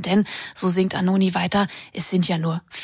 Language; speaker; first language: German; native; German